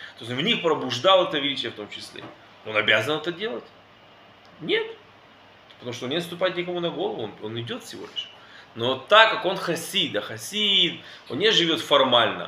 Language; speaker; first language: Russian; early bilingual, heritage; Russian